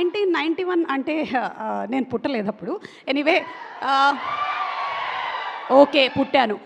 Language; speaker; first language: Telugu; native; Telugu